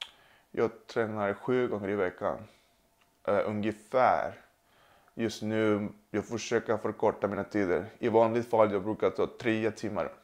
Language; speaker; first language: Swedish; non-native, fluent; Spanish